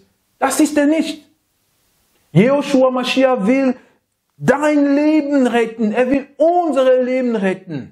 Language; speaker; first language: German; non-native, learner; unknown